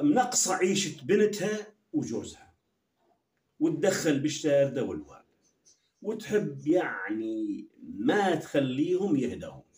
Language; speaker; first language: Arabic; native; Arabic